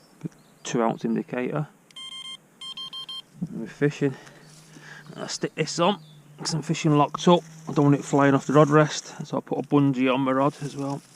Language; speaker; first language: English; native; English